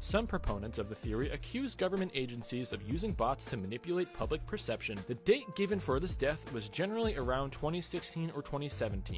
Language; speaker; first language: English; native; English